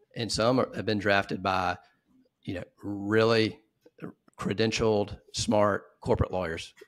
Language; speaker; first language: English; native; English